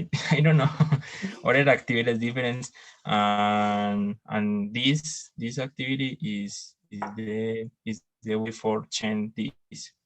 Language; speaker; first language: English; non-native, learner; Spanish